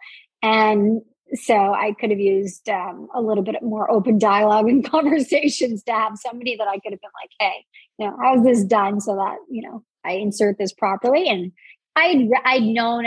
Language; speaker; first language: English; native; English